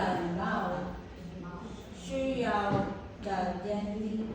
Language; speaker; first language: Chinese; non-native, learner; Filipino